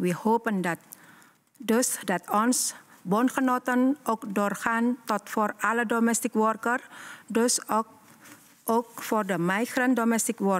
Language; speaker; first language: Dutch; non-native, learner; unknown